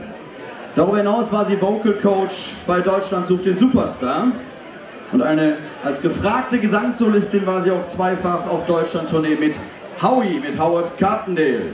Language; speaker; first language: German; native; German